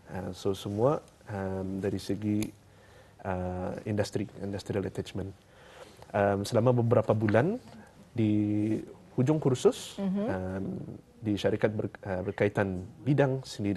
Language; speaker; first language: Malay; native; Malay